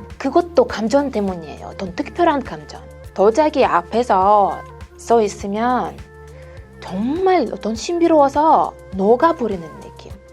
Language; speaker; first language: Korean; non-native, fluent; Russian